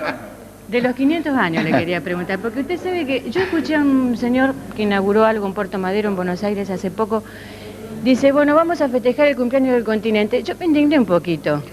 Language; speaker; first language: Spanish; native; Spanish